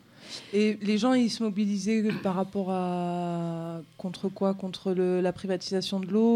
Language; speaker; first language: French; native; French